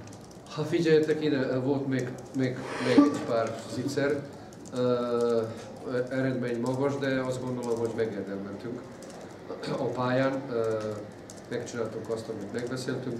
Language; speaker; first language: Hungarian; non-native, fluent; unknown